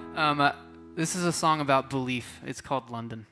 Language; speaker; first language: English; native; English